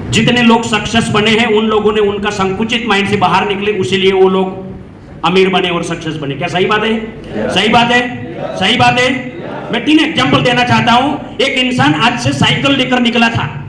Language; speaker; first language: Hindi; non-native, local second language; Gujarati